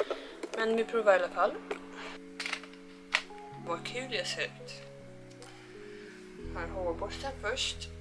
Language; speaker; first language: Swedish; early bilingual, heritage; Korean